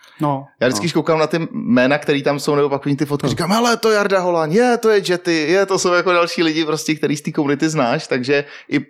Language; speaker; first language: Czech; native; Czech